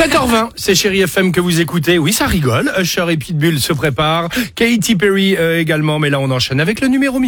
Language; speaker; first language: French; native; French